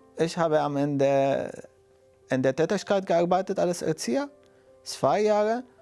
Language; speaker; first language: German; non-native, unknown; Arabic